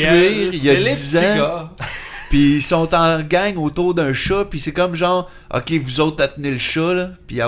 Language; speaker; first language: French; native; French